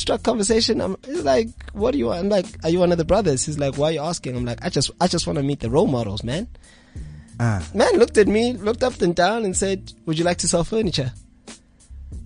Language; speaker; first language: English; non-native, local second language; Zulu